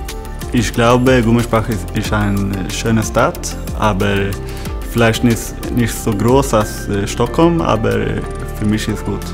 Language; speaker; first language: German; non-native, learner; Swedish